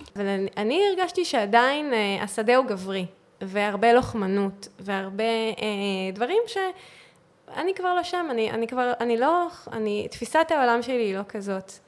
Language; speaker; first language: Hebrew; native; Hebrew